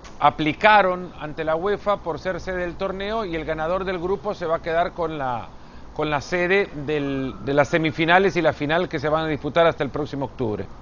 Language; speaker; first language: Spanish; native; Spanish